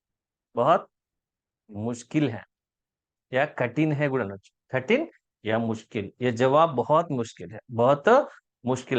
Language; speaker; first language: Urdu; non-native, local second language; Telugu